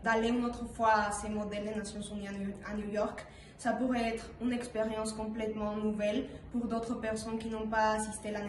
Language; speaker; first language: French; non-native, fluent; Spanish